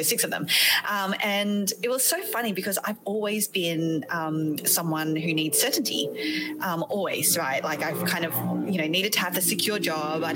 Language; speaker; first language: English; native; English